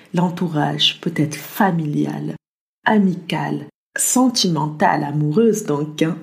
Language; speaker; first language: French; early bilingual, other home language; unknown